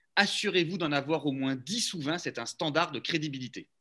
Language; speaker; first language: French; native; French